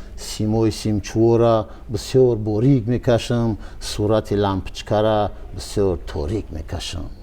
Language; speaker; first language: Tajik; native; Tajik